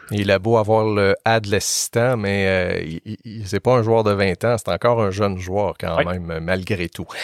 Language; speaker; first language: French; native; French